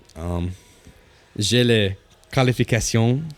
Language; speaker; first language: French; non-native, learner; English